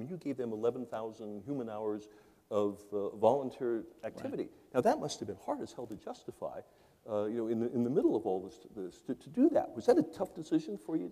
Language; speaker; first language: English; native; English